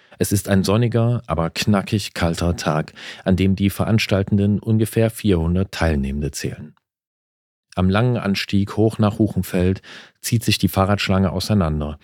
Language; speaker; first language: German; native; German